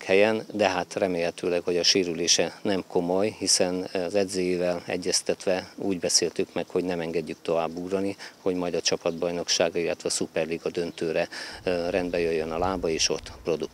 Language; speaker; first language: Hungarian; native; Hungarian